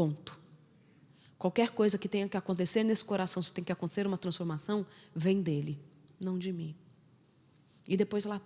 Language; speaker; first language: Portuguese; native; Portuguese